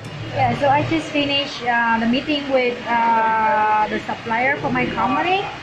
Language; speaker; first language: English; non-native, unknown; Vietnamese